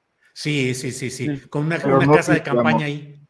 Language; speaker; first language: Spanish; native; Spanish